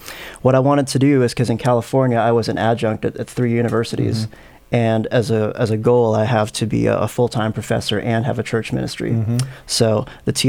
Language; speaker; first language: English; non-native, local second language; Filipino